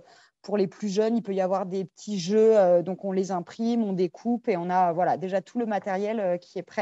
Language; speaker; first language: French; native; French